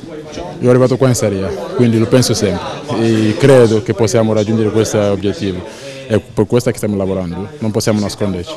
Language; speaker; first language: Italian; non-native, fluent; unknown